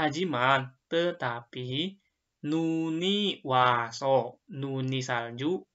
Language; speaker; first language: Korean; non-native, fluent; Indonesian